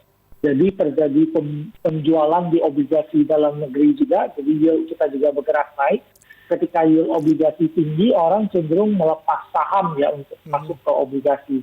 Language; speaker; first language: Indonesian; native; Indonesian